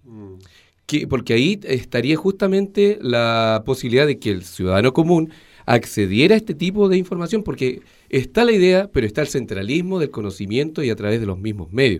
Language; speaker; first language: Spanish; native; Spanish